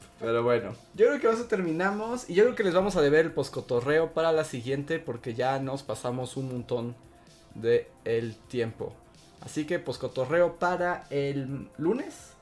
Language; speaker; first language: Spanish; native; Spanish